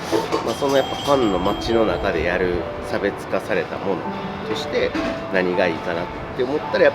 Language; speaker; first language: Japanese; native; Japanese